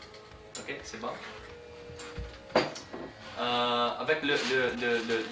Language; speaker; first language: French; non-native, learner; English